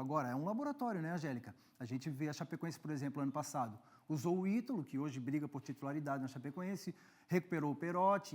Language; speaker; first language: Portuguese; native; Portuguese